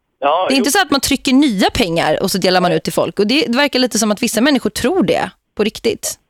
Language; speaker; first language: Swedish; native; Swedish